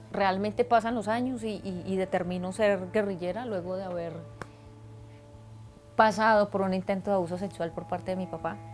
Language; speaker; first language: Spanish; native; Spanish